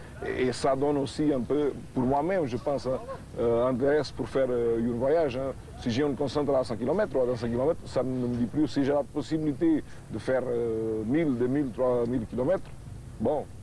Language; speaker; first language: French; non-native, fluent; Portuguese